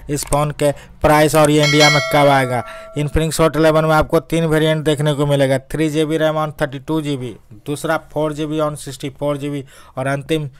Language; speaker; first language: Hindi; native; Hindi